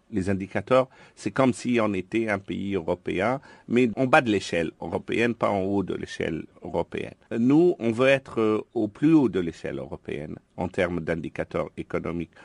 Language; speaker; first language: French; non-native, local second language; Arabic